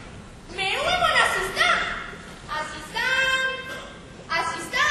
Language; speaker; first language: French; non-native, learner; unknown